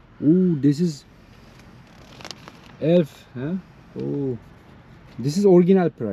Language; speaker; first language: English; non-native, learner; Turkish